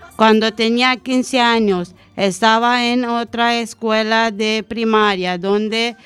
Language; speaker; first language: Spanish; non-native, learner; Romanian